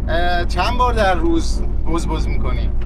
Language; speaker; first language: Persian; native; Persian